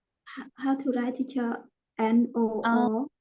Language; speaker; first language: English; non-native, learner; Khmer